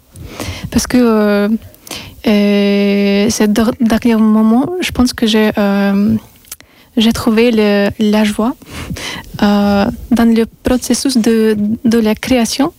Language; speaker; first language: French; non-native, learner; Russian